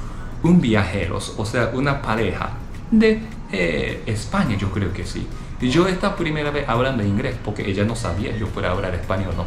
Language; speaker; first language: Spanish; non-native, learner; Japanese